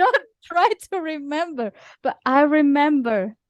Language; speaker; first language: English; non-native, fluent; Indonesian